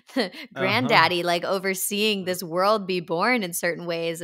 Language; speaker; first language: English; native; English